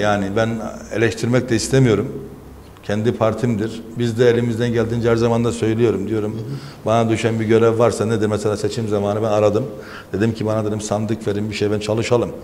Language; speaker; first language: Turkish; native; Turkish